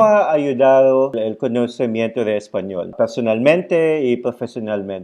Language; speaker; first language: Spanish; non-native, fluent; Filipino